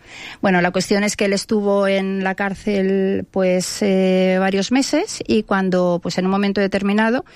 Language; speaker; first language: Spanish; native; Spanish